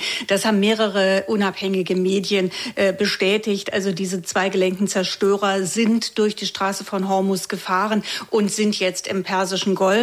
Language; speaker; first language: German; native; German